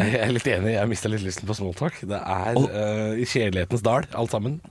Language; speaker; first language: Norwegian; native; Norwegian